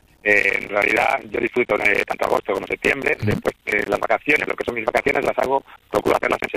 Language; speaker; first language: Spanish; native; Spanish